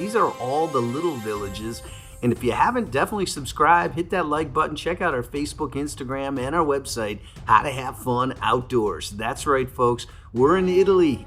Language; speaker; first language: English; native; English